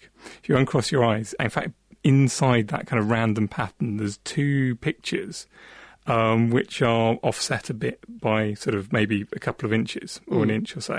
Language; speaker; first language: English; native; English